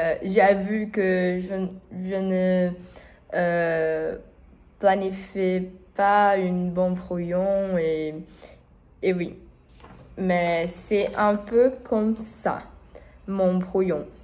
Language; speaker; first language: French; non-native, learner; Portuguese